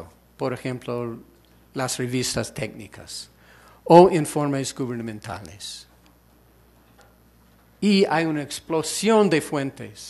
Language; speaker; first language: Spanish; non-native, fluent; English